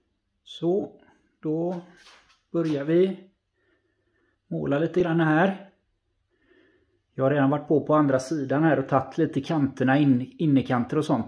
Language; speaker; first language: Swedish; native; Swedish